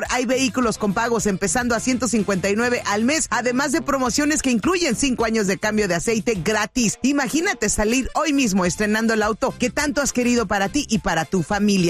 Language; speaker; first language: Spanish; native; Spanish